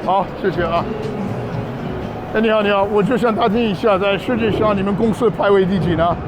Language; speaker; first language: Chinese; non-native, fluent; English